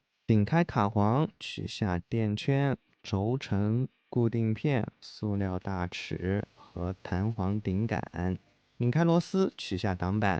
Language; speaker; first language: Chinese; native; Chinese